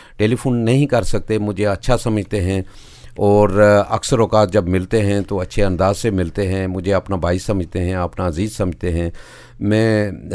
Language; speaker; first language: Urdu; non-native, local second language; Punjabi